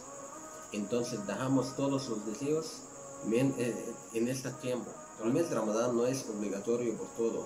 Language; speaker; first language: Spanish; non-native, learner; Arabic